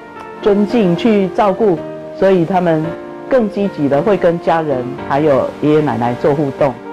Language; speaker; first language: Chinese; native; Chinese